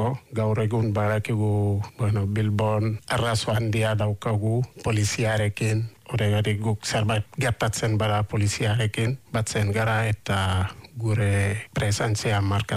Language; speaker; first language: Basque; non-native, learner; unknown